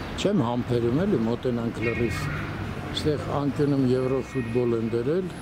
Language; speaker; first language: Armenian; native; Armenian